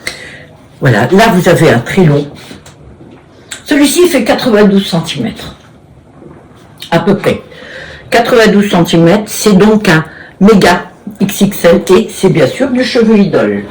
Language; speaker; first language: French; native; French